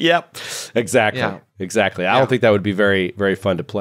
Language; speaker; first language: English; native; English